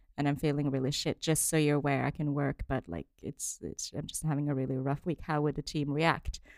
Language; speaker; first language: English; non-native, fluent; French